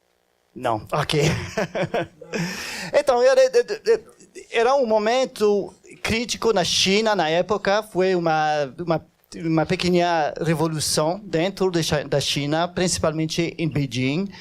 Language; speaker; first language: Portuguese; non-native, fluent; French